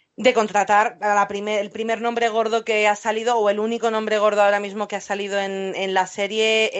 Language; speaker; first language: Spanish; non-native, fluent; English